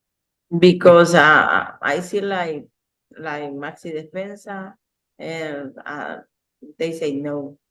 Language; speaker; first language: English; non-native, learner; Spanish